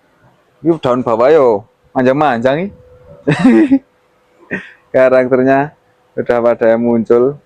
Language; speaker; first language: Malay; non-native, local second language; Javanese